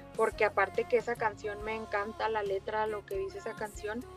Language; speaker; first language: Spanish; native; Spanish